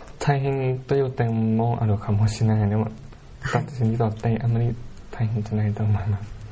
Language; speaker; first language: Japanese; non-native, learner; Thai